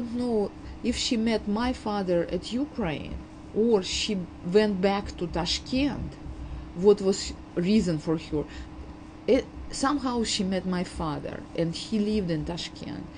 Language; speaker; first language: English; non-native, fluent; Uzbek